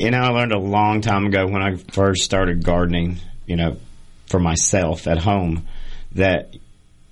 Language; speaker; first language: English; native; English